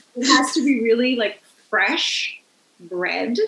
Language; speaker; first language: English; native; English